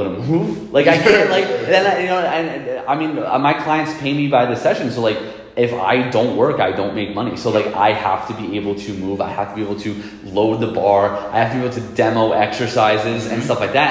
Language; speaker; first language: English; native; English